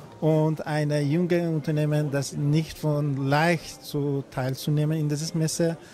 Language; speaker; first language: German; non-native, learner; Persian